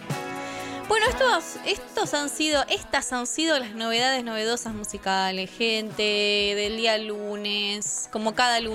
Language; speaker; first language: Spanish; native; Spanish